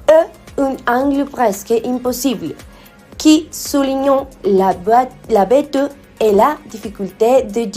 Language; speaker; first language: French; non-native, learner; Spanish